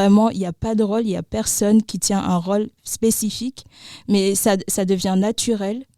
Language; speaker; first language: French; native; French